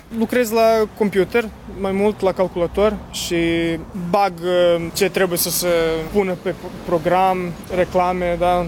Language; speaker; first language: Romanian; early bilingual, heritage; Romanian